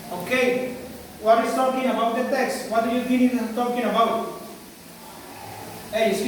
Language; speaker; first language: English; non-native, learner; Spanish